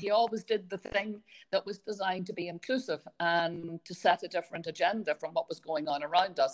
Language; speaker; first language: English; native; English